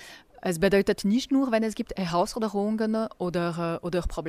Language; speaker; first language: German; non-native, local second language; French